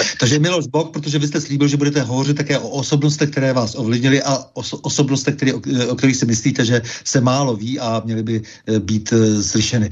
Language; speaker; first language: Czech; native; Czech